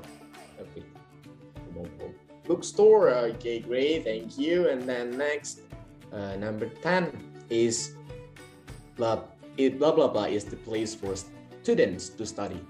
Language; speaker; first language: English; non-native, fluent; Indonesian